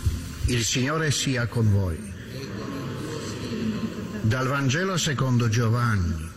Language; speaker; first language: Italian; native; Italian